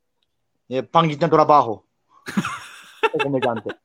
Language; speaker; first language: Filipino; non-native, learner; Japanese